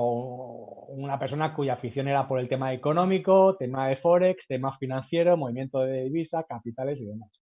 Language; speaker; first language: Spanish; native; Spanish